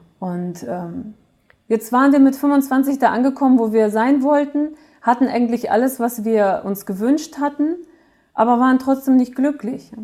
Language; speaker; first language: German; early bilingual, other home language; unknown